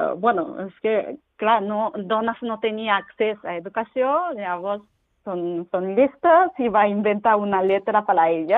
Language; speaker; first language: Catalan; non-native, learner; Japanese